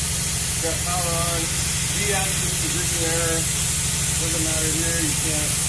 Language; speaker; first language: English; native; English